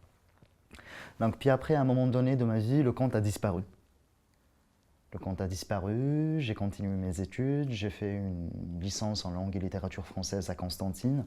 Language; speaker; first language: French; non-native, local second language; Arabic